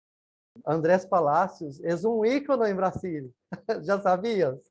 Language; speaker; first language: Spanish; non-native, learner; Portuguese